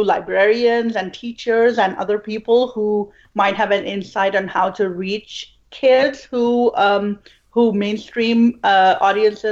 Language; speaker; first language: English; non-native, local second language; Urdu